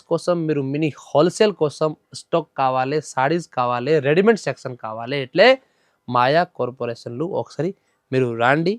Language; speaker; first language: Telugu; non-native, local second language; Hindi